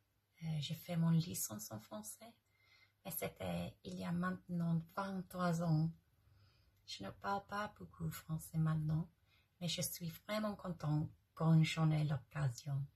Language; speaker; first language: French; non-native, fluent; English